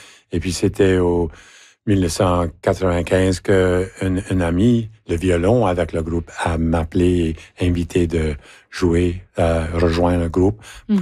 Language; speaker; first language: French; non-native, local second language; English